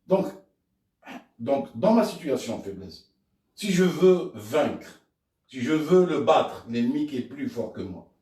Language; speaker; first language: French; non-native, local second language; Arabic